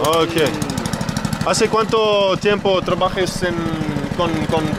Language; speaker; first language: Spanish; non-native, learner; English